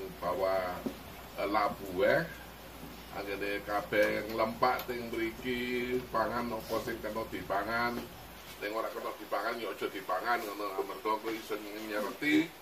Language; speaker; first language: Javanese; native; Javanese